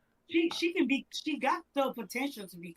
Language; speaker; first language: English; native; English